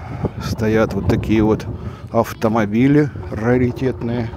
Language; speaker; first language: Russian; native; Russian